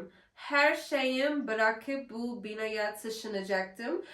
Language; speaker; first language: Turkish; non-native, learner; English